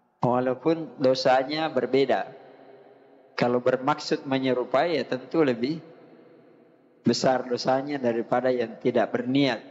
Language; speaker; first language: Indonesian; native; Indonesian